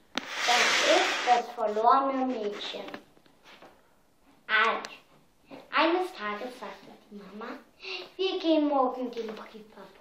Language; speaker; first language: German; early bilingual, heritage; German